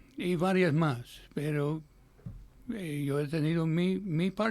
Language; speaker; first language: Spanish; non-native, fluent; English